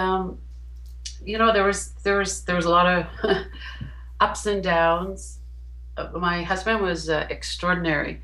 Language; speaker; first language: English; native; English